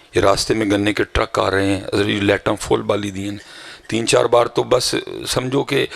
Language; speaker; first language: Urdu; non-native, local second language; Punjabi